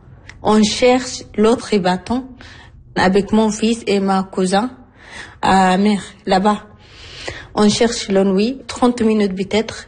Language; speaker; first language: French; non-native, learner; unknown